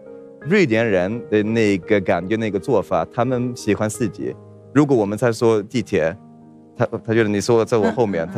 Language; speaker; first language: Chinese; non-native, fluent; Swedish